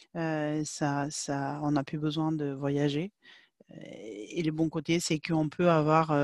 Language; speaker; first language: French; non-native, fluent; Swedish